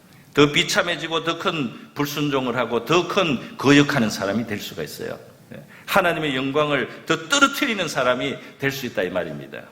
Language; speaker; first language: Korean; native; Korean